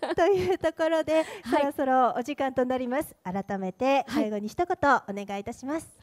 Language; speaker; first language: Japanese; native; Japanese